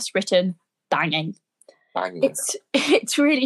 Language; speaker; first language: English; native; English